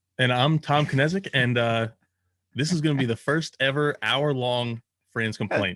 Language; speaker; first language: English; native; English